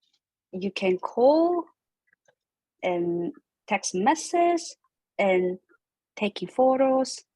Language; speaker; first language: English; non-native, learner; Korean